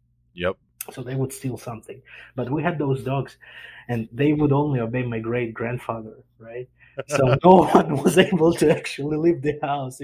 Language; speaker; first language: English; non-native, fluent; Ukrainian